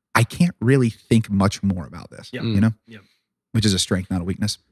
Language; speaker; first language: English; native; English